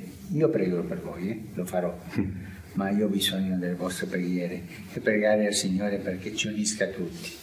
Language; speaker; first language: Italian; non-native, fluent; Spanish